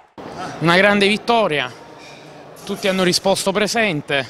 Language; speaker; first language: Italian; native; Italian